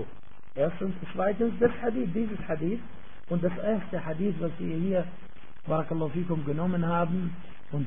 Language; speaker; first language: German; non-native, fluent; Arabic